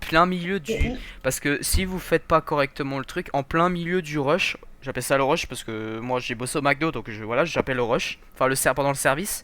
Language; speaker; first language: French; native; French